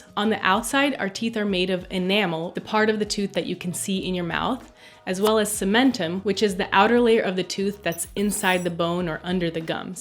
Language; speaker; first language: English; native; English